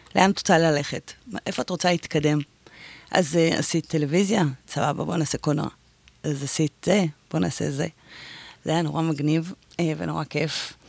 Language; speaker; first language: Hebrew; native; Hebrew